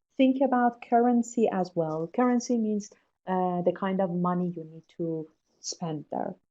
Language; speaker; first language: English; non-native, fluent; Persian